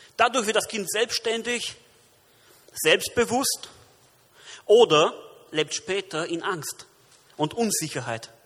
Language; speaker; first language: German; early bilingual, other home language; Romanian